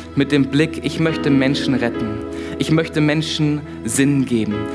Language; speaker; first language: German; native; German